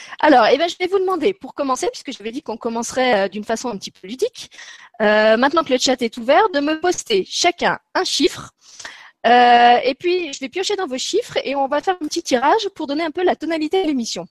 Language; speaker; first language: French; native; French